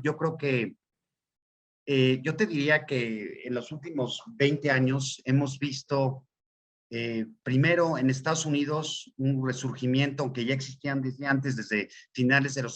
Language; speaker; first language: Spanish; native; Spanish